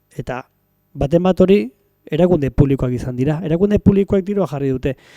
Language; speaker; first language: Basque; native; Basque